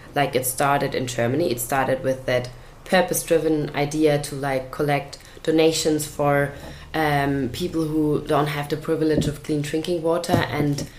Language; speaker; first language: English; non-native, fluent; German